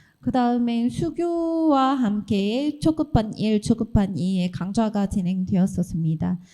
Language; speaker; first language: Korean; non-native, fluent; Arabic